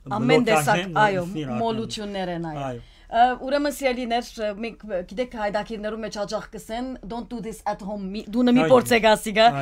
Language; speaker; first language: Armenian; early bilingual, heritage; Armenian